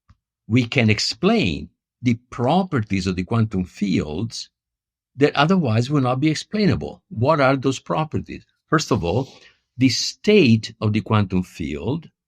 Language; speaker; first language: English; non-native, fluent; Italian